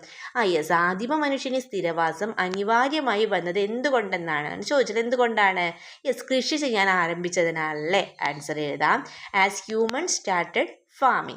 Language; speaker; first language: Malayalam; native; Malayalam